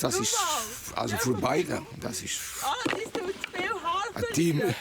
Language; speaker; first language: German; non-native, fluent; Portuguese